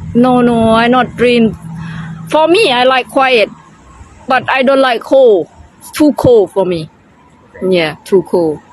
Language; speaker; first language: English; non-native, learner; Thai